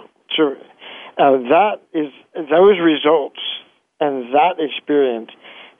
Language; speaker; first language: English; native; English